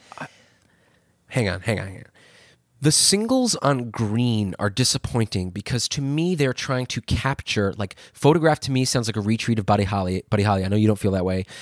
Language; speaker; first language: English; native; English